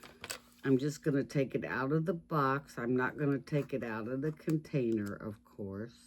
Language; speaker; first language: English; native; English